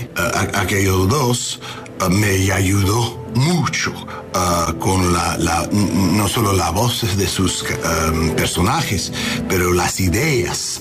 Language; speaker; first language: Spanish; non-native, learner; English